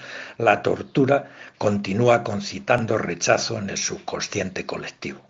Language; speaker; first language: Spanish; native; Spanish